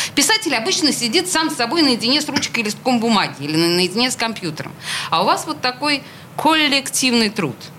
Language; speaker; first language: Russian; native; Russian